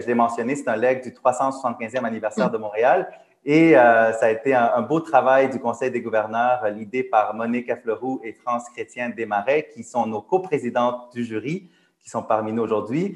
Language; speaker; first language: French; native; French